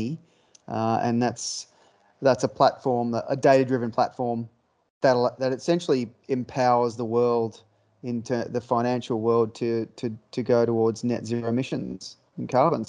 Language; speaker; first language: English; native; English